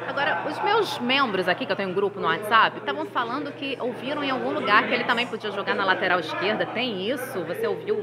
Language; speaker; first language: Portuguese; native; Portuguese